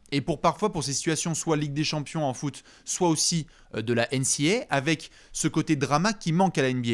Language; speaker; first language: French; native; French